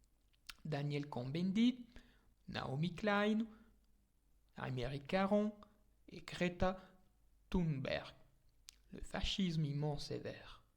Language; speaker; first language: French; native; French